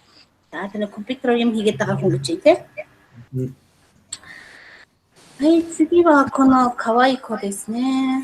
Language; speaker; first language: Japanese; non-native, fluent; Mongolian